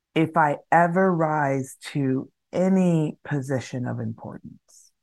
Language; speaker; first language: English; native; English